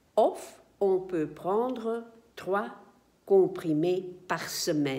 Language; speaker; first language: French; non-native, fluent; Dutch